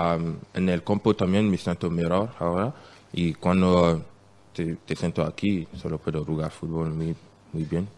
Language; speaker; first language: Spanish; non-native, learner; French